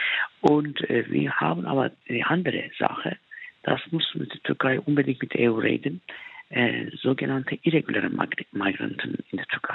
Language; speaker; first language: German; non-native, fluent; Turkish